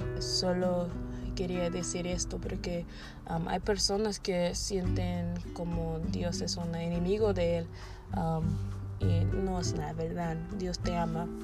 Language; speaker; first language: Spanish; non-native, learner; English